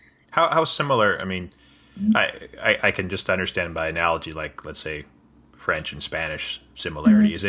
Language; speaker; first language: English; native; English